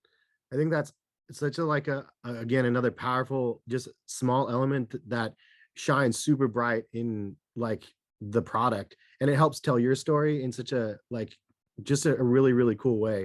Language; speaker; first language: English; native; English